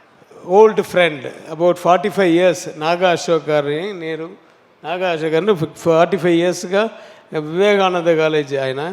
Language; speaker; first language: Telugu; non-native, learner; Tamil